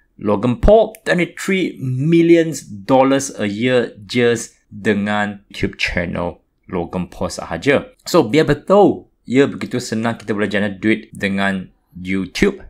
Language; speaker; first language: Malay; non-native, local second language; Chinese